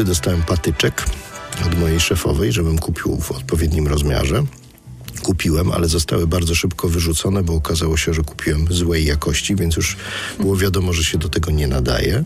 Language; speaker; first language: Polish; native; Polish